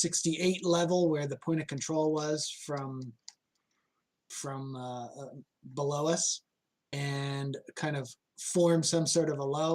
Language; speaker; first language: English; native; English